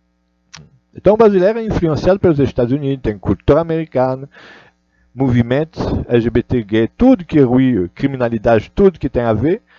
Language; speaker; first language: Portuguese; non-native, learner; Russian